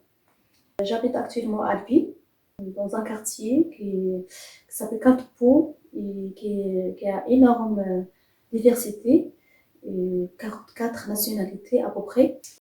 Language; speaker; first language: French; non-native, fluent; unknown